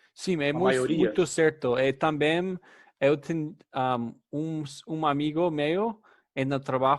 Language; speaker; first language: Portuguese; non-native, learner; English